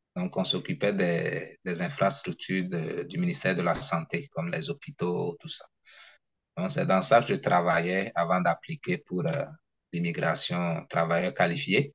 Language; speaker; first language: French; non-native, local second language; Ewe